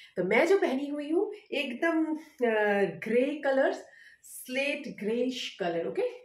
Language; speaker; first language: Hindi; non-native, local second language; Bangla